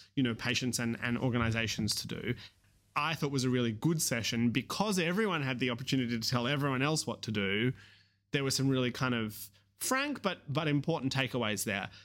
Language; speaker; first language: English; native; English